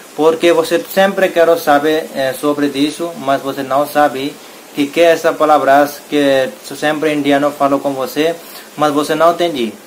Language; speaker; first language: Spanish; non-native, learner; Hindi